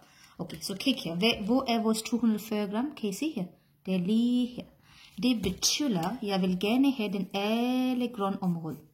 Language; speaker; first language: Danish; non-native, learner; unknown